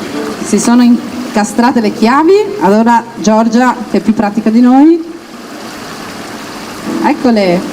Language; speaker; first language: Italian; native; Italian